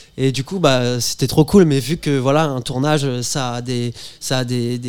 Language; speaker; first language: French; native; French